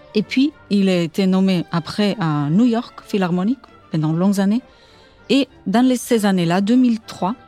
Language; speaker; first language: French; non-native, fluent; Portuguese